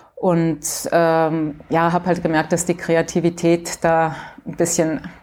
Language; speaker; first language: German; early bilingual, heritage; English